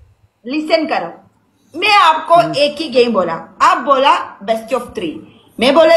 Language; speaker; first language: Hindi; non-native, learner; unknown